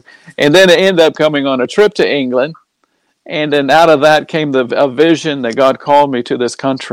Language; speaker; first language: English; native; English